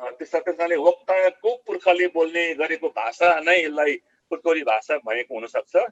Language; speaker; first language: Nepali; non-native, local second language; Eastern Tamang